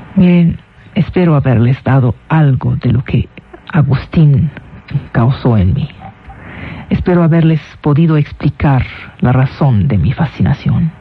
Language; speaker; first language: Spanish; non-native, fluent; Arabic